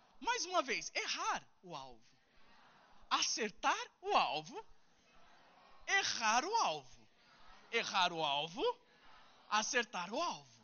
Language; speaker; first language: Portuguese; early bilingual, heritage; Portuguese